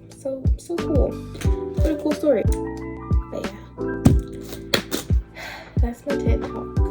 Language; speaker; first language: English; native; English